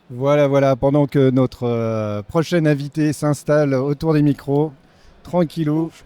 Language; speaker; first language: French; native; French